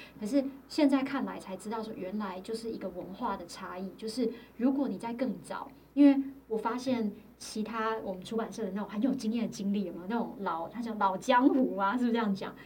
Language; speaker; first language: Chinese; native; Chinese